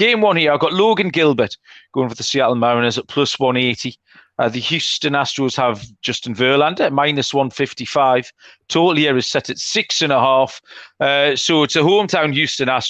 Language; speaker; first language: English; native; English